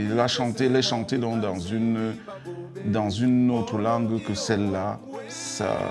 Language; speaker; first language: French; non-native, local second language; Duala